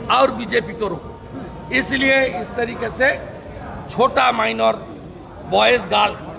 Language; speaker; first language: Hindi; non-native, local second language; Bangla